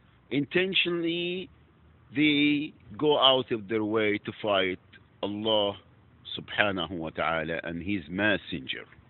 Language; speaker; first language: English; non-native, fluent; Arabic